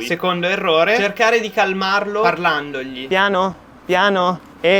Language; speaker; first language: Italian; native; Italian